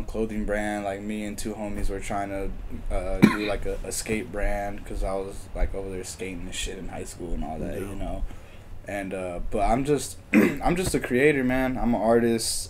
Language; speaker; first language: English; native; English